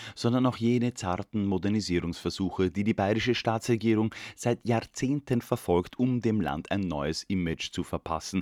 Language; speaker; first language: German; native; German